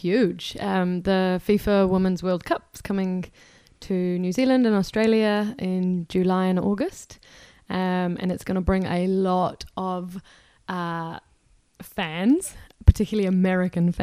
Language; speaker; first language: English; native; English